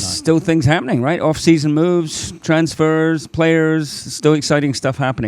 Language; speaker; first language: English; native; English